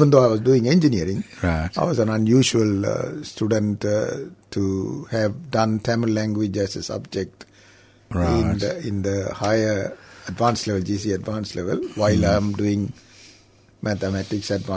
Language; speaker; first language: English; non-native, local second language; Tamil